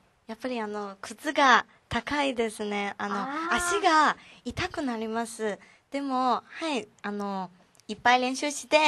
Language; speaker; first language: Japanese; non-native, learner; Chinese